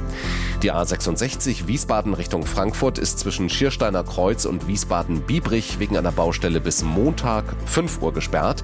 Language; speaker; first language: German; native; German